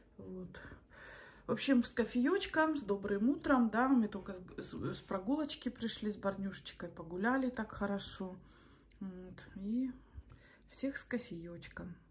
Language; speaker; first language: Russian; native; Russian